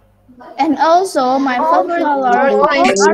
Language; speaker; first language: English; non-native, learner; Indonesian